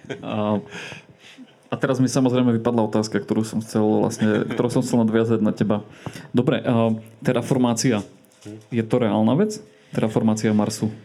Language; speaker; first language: Slovak; native; Slovak